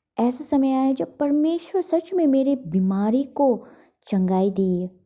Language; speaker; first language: Hindi; non-native, fluent; Korean